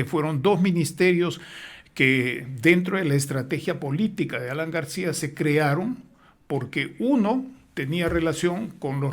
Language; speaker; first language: Spanish; native; Spanish